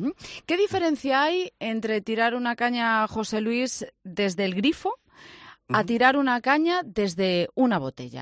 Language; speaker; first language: Spanish; native; Spanish